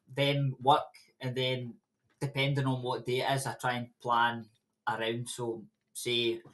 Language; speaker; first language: English; native; English